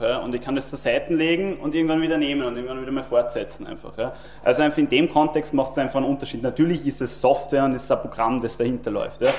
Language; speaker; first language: German; native; German